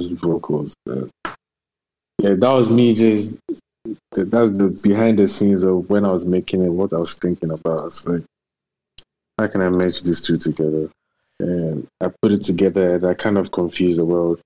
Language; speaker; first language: English; non-native, local second language; Akan